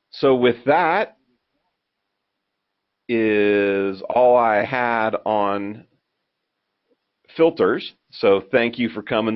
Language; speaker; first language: English; native; English